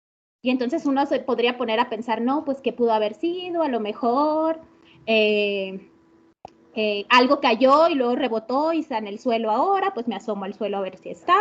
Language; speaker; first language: Spanish; native; Spanish